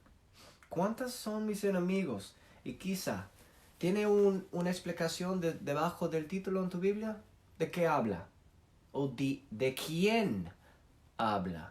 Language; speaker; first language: Spanish; non-native, fluent; English